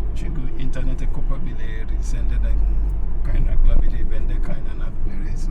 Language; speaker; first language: Turkish; non-native, fluent; Yoruba